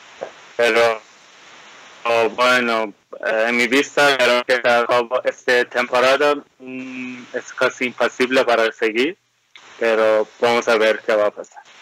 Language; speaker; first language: Spanish; non-native, fluent; Persian